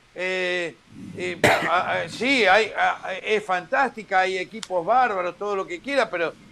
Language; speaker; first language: Spanish; native; Spanish